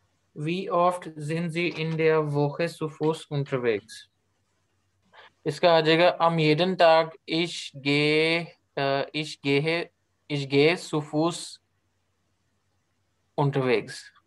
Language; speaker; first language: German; non-native, learner; Urdu